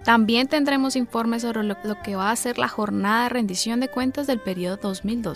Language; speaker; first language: Spanish; native; Spanish